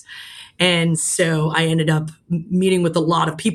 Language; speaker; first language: English; native; English